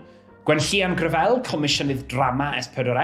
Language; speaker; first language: Welsh; native; Welsh